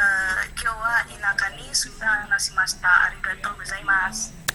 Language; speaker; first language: Japanese; non-native, learner; Indonesian